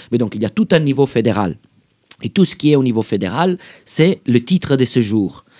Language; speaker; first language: French; native; French